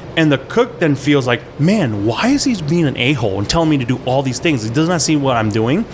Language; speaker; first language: English; early bilingual, other home language; Hmong